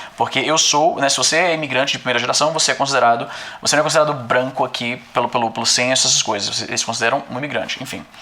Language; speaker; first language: Portuguese; native; Portuguese